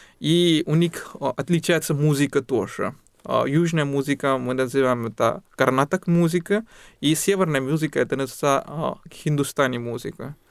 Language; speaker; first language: Russian; non-native, fluent; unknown